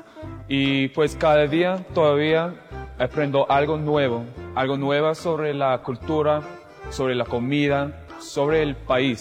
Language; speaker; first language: Spanish; non-native, fluent; English